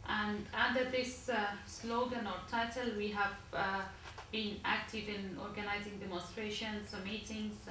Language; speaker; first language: English; non-native, learner; Persian